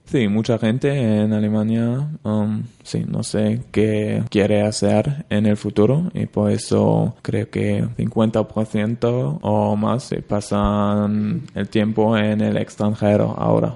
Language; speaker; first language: Spanish; non-native, learner; German